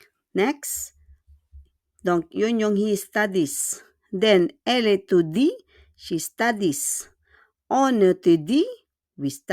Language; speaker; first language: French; non-native, fluent; Filipino